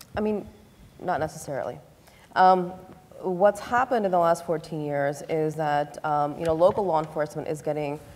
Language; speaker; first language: English; native; English